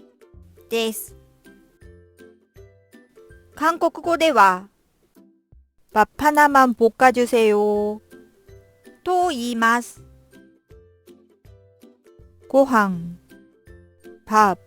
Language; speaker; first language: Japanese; non-native, fluent; Korean